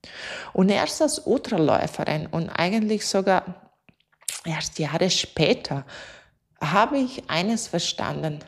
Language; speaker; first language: German; non-native, fluent; Latvian